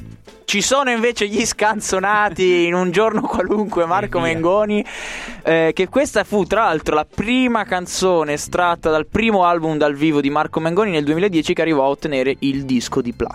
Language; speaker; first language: Italian; native; Italian